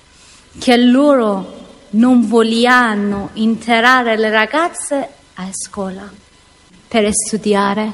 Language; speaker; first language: Italian; non-native, learner; Persian